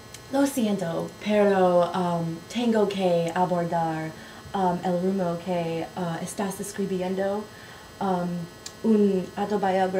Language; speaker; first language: Spanish; non-native, learner; English